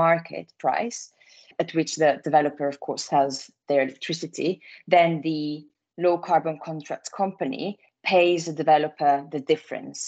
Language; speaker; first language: English; non-native, fluent; Italian